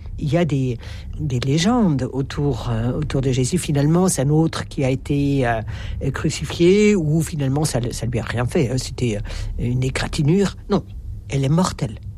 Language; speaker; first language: French; native; French